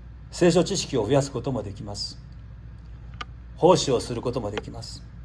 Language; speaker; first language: Japanese; native; Japanese